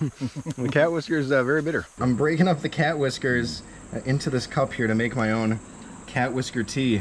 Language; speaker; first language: English; native; English